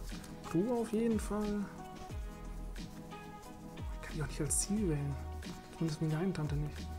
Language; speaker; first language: German; native; German